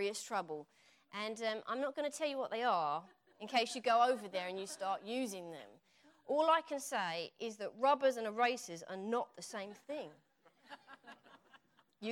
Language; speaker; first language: English; native; English